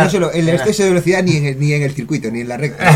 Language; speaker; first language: Spanish; native; Spanish